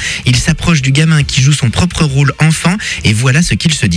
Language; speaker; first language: French; native; French